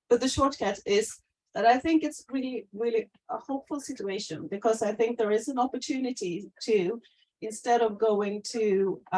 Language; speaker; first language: English; non-native, fluent; Swedish